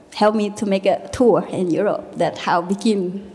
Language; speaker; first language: English; non-native, learner; Thai